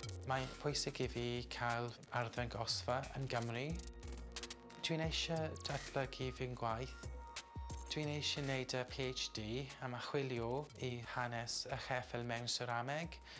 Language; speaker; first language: Welsh; non-native, learner; English